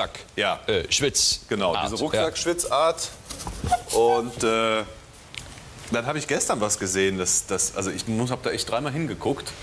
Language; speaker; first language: German; native; German